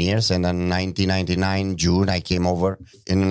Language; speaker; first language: English; non-native, fluent; Romanian